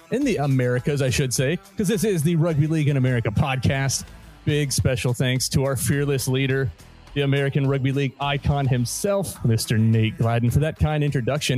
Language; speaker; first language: English; native; English